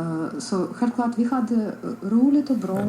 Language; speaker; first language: Swedish; non-native, fluent; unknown